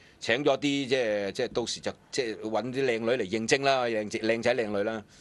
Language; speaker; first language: Cantonese; early bilingual, other home language; Wu Chinese